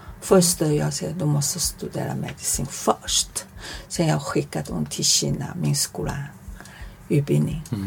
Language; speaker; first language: Swedish; non-native, learner; Chinese